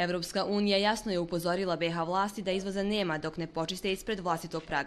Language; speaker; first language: Bosnian; native; Bosnian